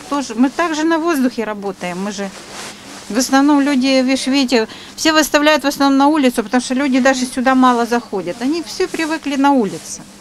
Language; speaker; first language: Russian; native; Russian